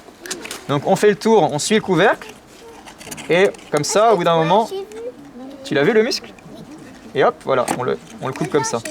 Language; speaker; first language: French; native; French